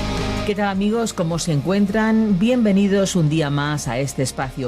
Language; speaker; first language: Spanish; native; Spanish